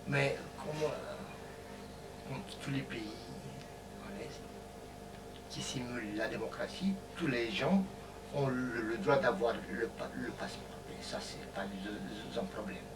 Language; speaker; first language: French; non-native, fluent; Romanian